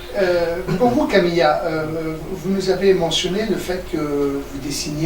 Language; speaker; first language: French; native; French